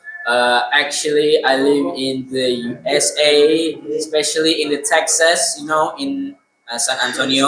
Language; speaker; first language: English; non-native, learner; Indonesian